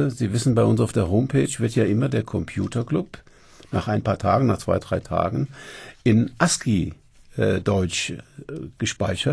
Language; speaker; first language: German; native; German